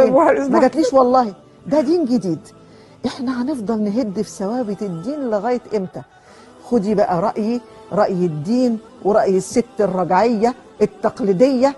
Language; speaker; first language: Arabic; native; Arabic